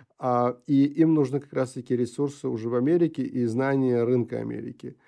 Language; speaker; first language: Russian; non-native, local second language; Uzbek